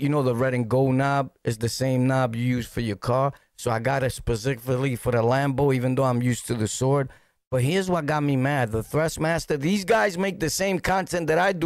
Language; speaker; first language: English; early bilingual, other home language; Spanish